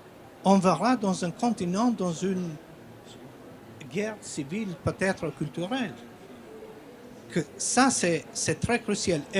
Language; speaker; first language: French; non-native, fluent; Albanian